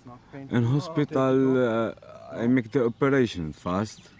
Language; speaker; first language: English; non-native, learner; Arabic